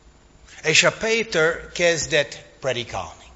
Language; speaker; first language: Hungarian; non-native, fluent; English